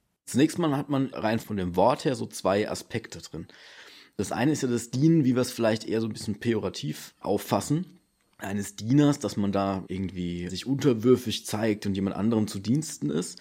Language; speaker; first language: German; native; German